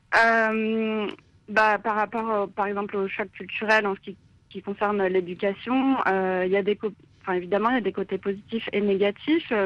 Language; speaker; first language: French; native; French